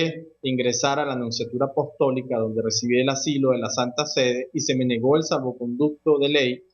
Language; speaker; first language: Spanish; native; Spanish